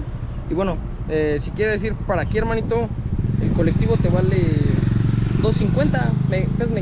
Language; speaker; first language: Spanish; native; Spanish